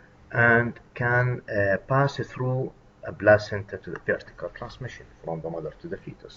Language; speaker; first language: English; non-native, fluent; Arabic